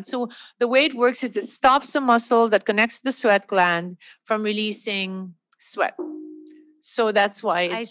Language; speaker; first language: English; non-native, local second language; Filipino